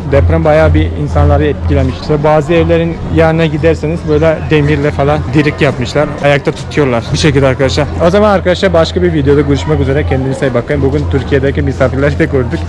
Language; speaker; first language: Turkish; non-native, fluent; Hindi